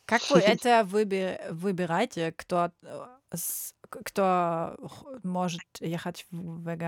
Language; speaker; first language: Russian; non-native, learner; German